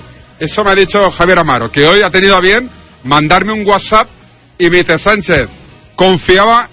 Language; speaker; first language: Spanish; native; Spanish